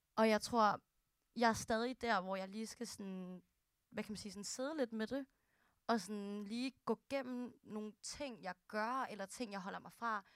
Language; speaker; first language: Danish; early bilingual, other home language; Filipino